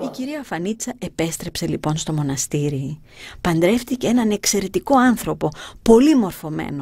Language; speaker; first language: Greek; native; Greek